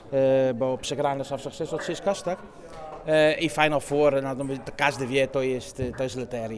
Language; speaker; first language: Polish; non-native, fluent; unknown